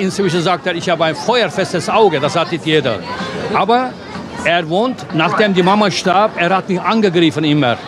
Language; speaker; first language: German; non-native, fluent; Turkish